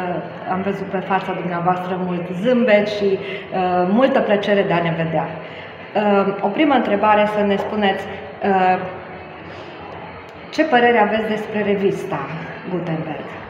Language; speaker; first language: Romanian; native; Romanian